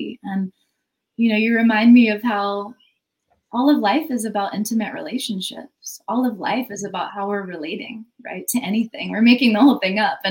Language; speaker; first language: English; native; English